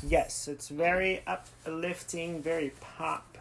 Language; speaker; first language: English; early bilingual, other home language; Spanish